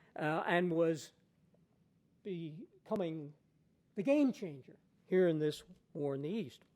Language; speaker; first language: English; native; English